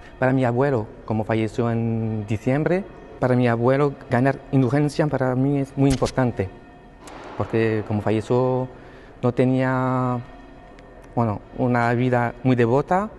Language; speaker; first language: Spanish; non-native, learner; French